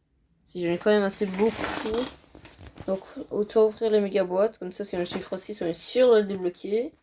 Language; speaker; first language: French; native; French